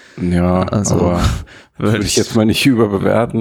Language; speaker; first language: German; native; German